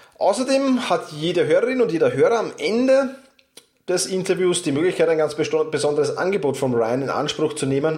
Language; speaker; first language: German; native; German